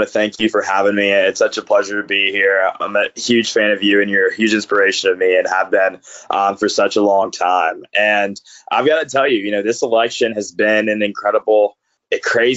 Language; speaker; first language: English; native; English